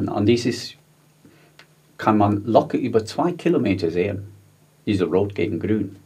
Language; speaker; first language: German; non-native, fluent; English